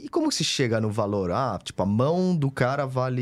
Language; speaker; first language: Portuguese; native; Portuguese